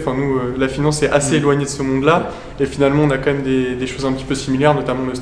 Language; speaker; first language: French; native; French